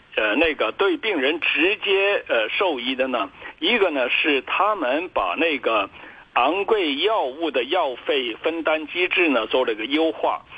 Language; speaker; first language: Chinese; non-native, local second language; Cantonese